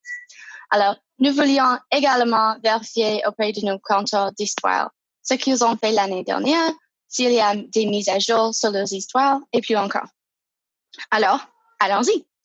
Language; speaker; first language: French; non-native, fluent; English